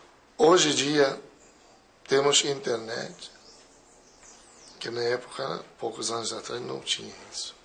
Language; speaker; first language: Portuguese; non-native, fluent; Persian